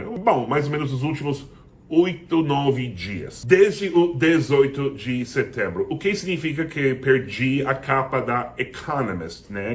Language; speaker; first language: Portuguese; non-native, fluent; English